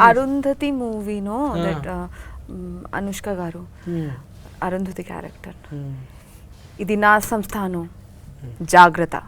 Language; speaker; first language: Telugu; non-native, learner; Bangla